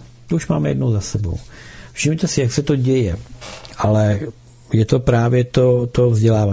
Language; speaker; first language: Czech; native; Czech